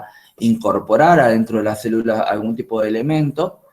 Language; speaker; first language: Spanish; native; Spanish